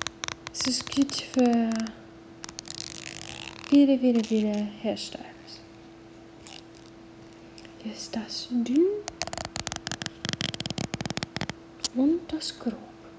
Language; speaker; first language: German; non-native, learner; English